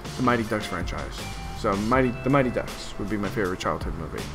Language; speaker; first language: English; native; English